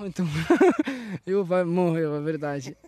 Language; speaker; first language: Portuguese; non-native, learner; Arabic